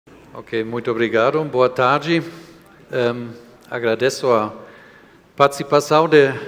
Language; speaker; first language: Portuguese; non-native, fluent; German